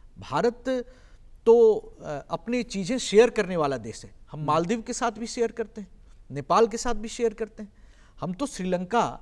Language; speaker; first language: Hindi; native; Hindi